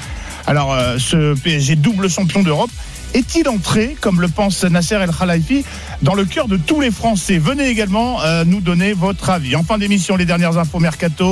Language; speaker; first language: French; native; French